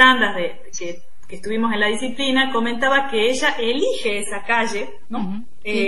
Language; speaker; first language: Spanish; native; Spanish